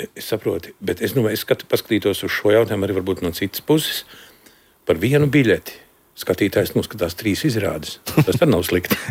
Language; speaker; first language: Latvian; native; Latvian